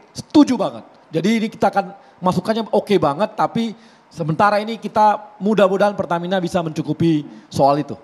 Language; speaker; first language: Indonesian; native; Indonesian